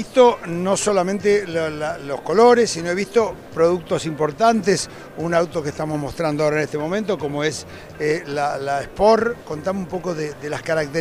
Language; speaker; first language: Spanish; native; Spanish